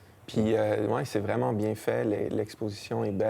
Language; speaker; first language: French; native; French